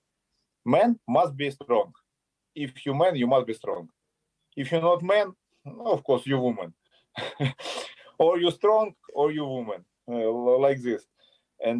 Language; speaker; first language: English; non-native, learner; Ukrainian